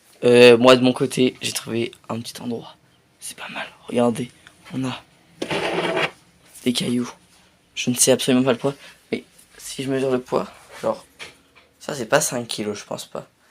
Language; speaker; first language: French; native; French